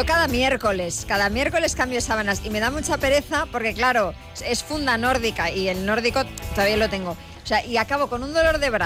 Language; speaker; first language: Spanish; native; Spanish